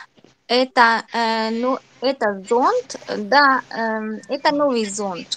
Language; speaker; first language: Russian; non-native, learner; Arabic